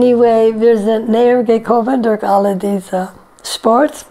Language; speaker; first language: German; non-native, fluent; English